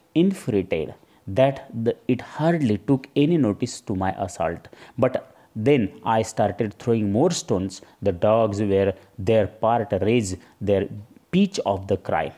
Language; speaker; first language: English; non-native, local second language; Marathi